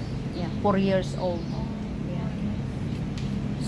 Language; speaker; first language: English; non-native, local second language; Filipino